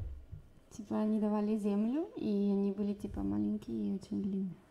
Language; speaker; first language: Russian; early bilingual, heritage; Russian